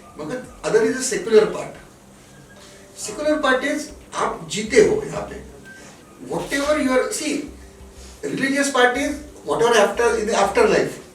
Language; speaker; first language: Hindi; non-native, local second language; Marathi